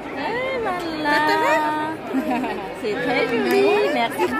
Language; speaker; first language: French; non-native, learner; Vietnamese